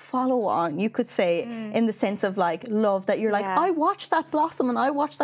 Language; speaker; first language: English; native; English